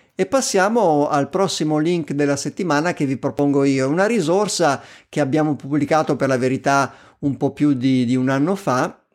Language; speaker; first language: Italian; native; Italian